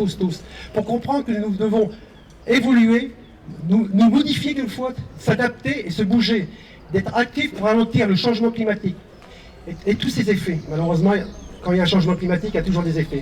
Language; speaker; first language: French; native; French